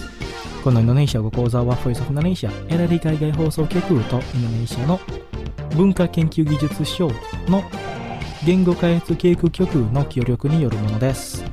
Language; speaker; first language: Japanese; non-native, fluent; Indonesian